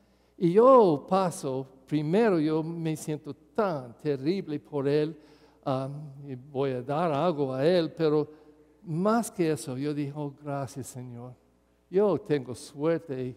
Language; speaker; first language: Spanish; non-native, fluent; English